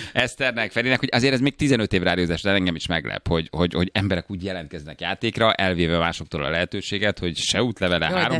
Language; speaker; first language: Hungarian; native; Hungarian